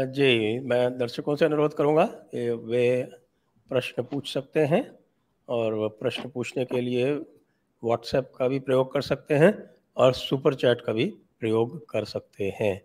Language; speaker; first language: Hindi; native; Hindi